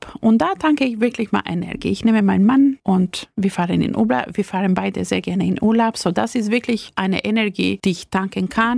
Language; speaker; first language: German; non-native, fluent; Albanian